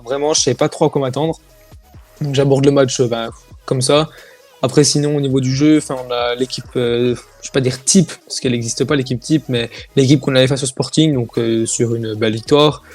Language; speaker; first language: French; native; French